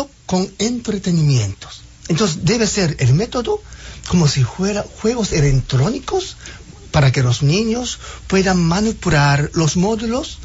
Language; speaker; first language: Spanish; non-native, fluent; Japanese